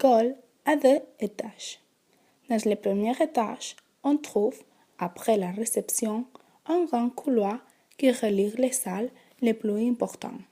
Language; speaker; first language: French; non-native, learner; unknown